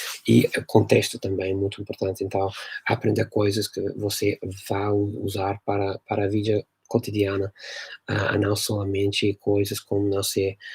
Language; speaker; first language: Portuguese; non-native, fluent; English